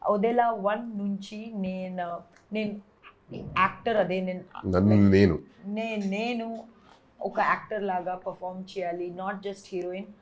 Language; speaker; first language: Telugu; non-native, learner; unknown